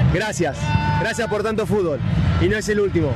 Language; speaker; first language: Spanish; native; Spanish